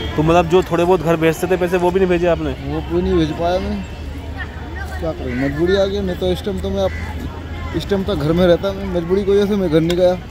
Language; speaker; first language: Hindi; native; Hindi